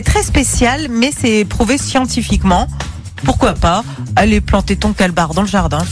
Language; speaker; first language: French; native; French